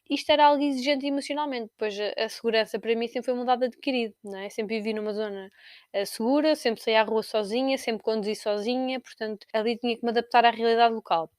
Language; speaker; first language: Portuguese; native; Portuguese